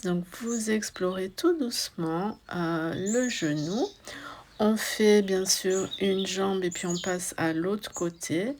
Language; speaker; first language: French; native; French